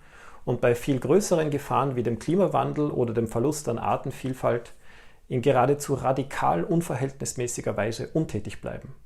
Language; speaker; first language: German; native; German